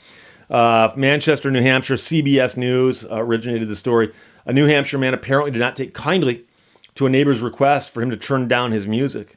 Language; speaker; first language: English; native; English